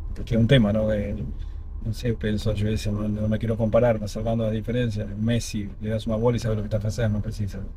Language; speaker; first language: Portuguese; non-native, fluent; Spanish